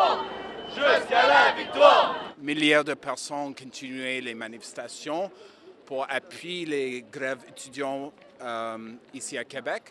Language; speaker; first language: French; non-native, learner; English